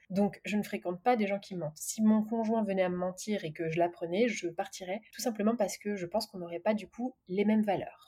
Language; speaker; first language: French; native; French